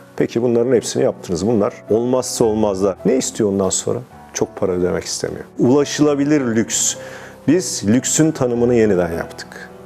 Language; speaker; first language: Turkish; native; Turkish